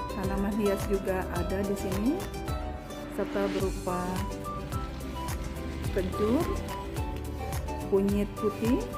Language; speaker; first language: Indonesian; native; Indonesian